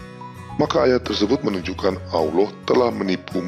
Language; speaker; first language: Indonesian; native; Indonesian